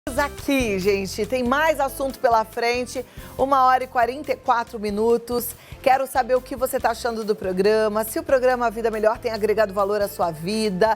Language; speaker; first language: Portuguese; native; Portuguese